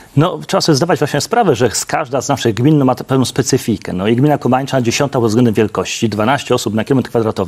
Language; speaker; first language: Polish; native; Polish